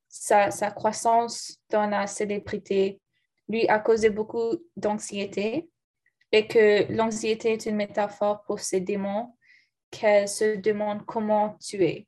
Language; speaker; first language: French; non-native, learner; English